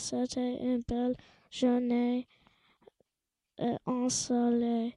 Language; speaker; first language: French; early bilingual, other home language; English